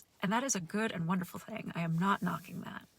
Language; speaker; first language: English; native; English